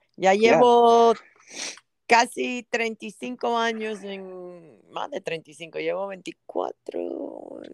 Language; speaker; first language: Spanish; native; Spanish